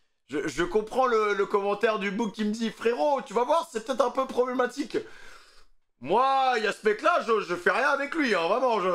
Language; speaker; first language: French; native; French